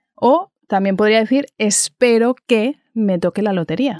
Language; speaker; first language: Spanish; native; Spanish